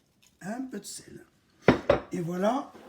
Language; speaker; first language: French; non-native, local second language; Arabic